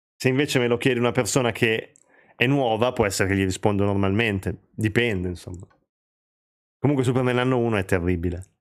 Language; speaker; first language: Italian; native; Italian